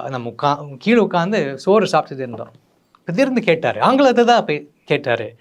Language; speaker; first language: Tamil; non-native, fluent; English